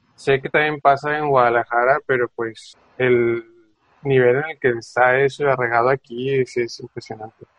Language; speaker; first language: Spanish; native; Spanish